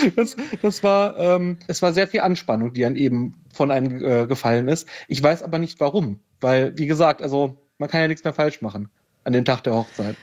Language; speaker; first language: German; native; German